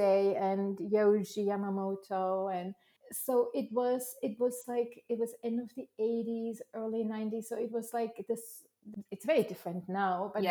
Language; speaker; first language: English; non-native, fluent; German